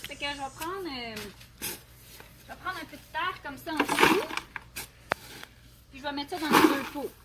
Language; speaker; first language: French; native; French